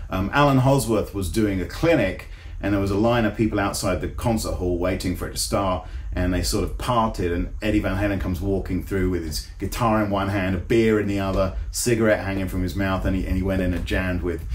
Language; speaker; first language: English; native; English